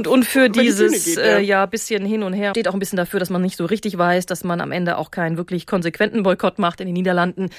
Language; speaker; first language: German; native; German